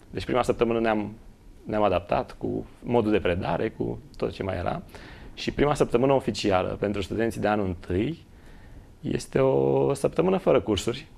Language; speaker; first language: Romanian; native; Romanian